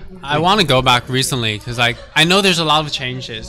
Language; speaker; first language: English; early bilingual, heritage; English